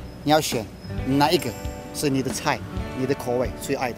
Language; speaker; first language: Chinese; non-native, fluent; Turkish